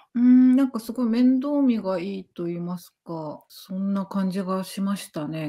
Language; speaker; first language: Japanese; native; Japanese